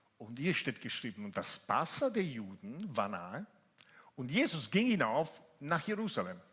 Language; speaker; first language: German; non-native, fluent; Italian